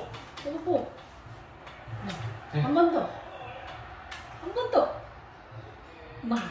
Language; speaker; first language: Korean; non-native, learner; Indonesian